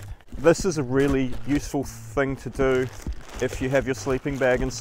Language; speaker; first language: English; native; English